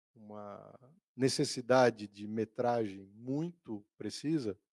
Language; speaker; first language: Portuguese; native; Portuguese